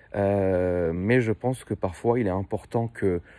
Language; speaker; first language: French; native; French